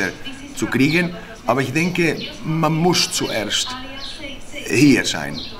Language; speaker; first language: German; non-native, fluent; Spanish